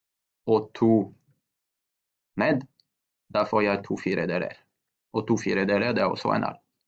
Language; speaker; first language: Norwegian; non-native, fluent; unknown